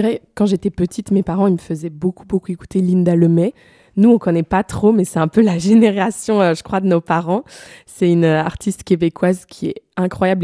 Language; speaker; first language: French; native; French